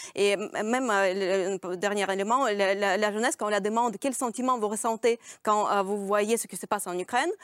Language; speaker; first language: French; non-native, fluent; Russian